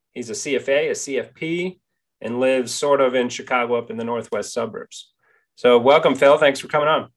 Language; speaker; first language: English; native; English